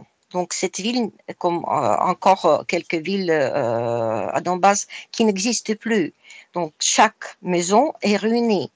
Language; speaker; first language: French; non-native, fluent; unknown